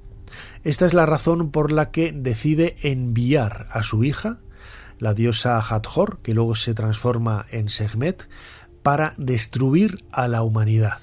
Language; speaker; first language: Spanish; native; Spanish